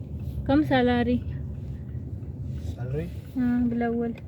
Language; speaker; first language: Arabic; non-native, learner; Amharic